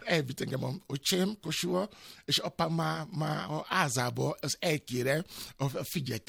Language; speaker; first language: Hungarian; non-native, local second language; Albanian